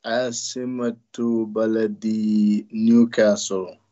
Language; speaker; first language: Arabic; non-native, learner; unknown